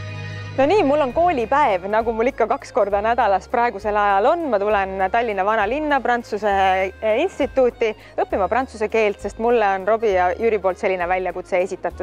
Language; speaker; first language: Estonian; native; Estonian